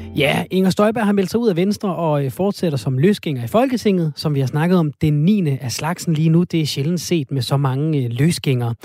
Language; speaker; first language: Danish; native; Danish